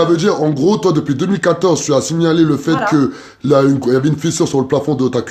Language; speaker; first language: French; native; French